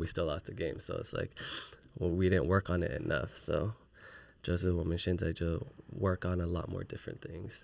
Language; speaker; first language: English; early bilingual, other home language; Chinese